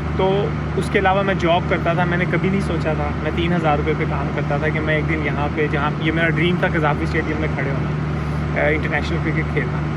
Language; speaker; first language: Urdu; non-native, local second language; Punjabi